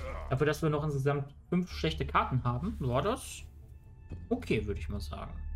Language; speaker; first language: German; native; German